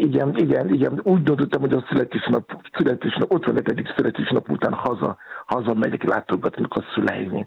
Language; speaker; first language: Hungarian; non-native, fluent; Yoruba